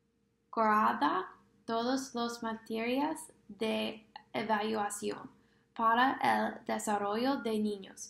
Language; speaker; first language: Spanish; non-native, fluent; English